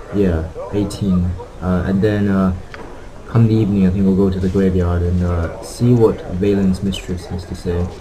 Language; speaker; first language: English; native; English